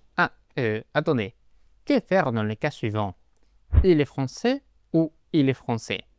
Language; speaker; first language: French; non-native, fluent; Spanish